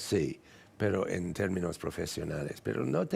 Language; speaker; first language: Spanish; non-native, fluent; English